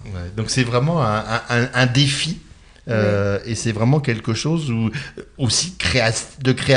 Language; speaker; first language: French; native; French